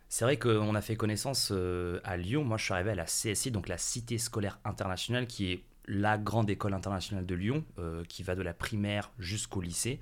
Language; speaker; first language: French; native; French